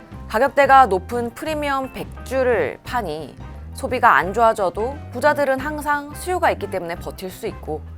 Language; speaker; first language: Korean; native; Korean